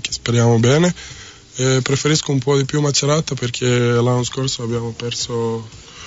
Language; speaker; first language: Italian; non-native, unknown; Serbian